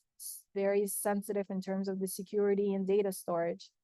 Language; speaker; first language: English; non-native, fluent; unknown